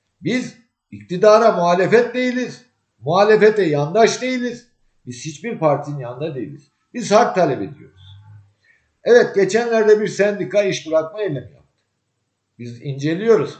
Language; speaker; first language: Turkish; native; Turkish